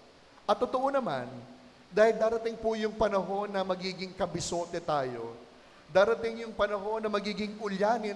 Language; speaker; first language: Filipino; native; Filipino